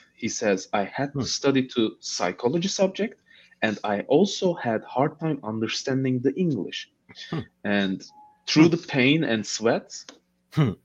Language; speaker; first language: English; non-native, fluent; Turkish